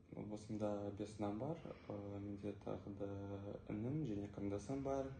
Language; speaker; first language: Kazakh; non-native, local second language; Russian